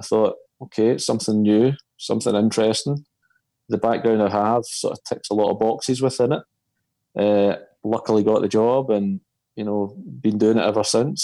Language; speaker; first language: English; native; English